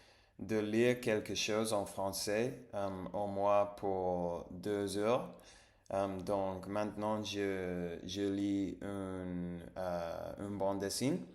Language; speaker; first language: French; non-native, learner; English